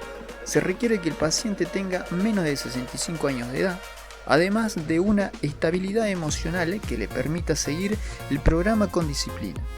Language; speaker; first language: Spanish; native; Spanish